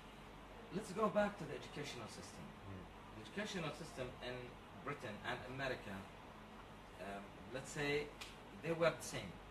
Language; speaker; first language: English; non-native, fluent; Arabic